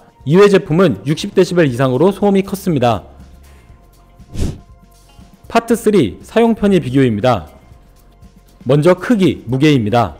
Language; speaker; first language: Korean; native; Korean